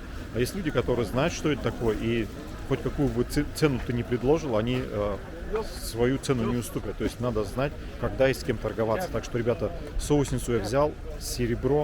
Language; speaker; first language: Russian; native; Russian